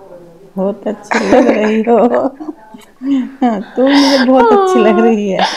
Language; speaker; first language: Hindi; native; Hindi